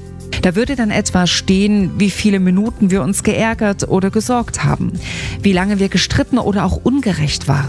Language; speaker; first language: German; native; German